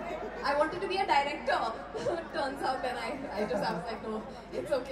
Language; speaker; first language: English; non-native, local second language; Hindi